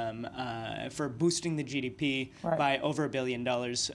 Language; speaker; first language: English; native; English